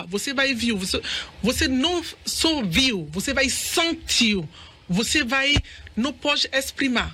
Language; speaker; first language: Portuguese; non-native, learner; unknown